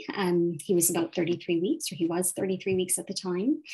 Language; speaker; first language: English; native; English